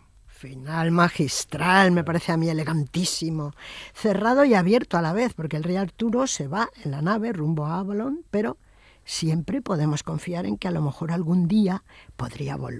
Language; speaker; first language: Spanish; native; Spanish